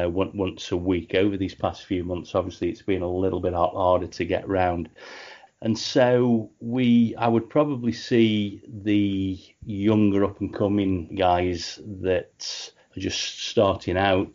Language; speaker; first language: English; native; English